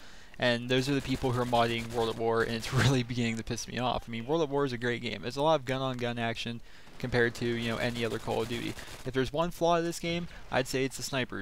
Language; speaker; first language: English; native; English